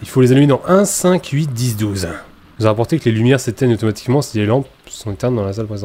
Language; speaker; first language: French; native; French